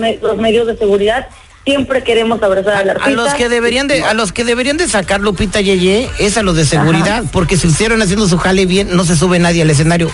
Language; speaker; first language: Spanish; native; Spanish